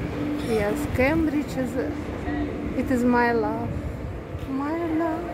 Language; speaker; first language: English; non-native, learner; Russian